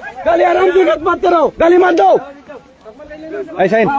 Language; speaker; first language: Hindi; non-native, learner; Bangla